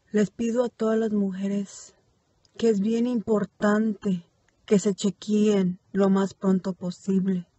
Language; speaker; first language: Spanish; early bilingual, heritage; Spanish